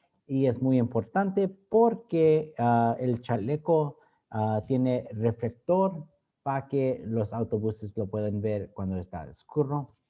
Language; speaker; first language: Spanish; early bilingual, other home language; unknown